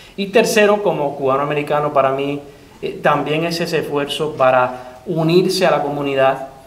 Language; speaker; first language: Spanish; early bilingual, other home language; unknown